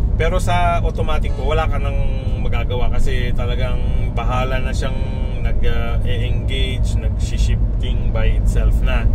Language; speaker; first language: Filipino; non-native, local second language; Iloko